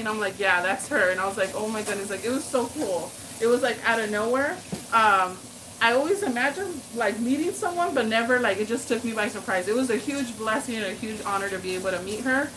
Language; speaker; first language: English; native; English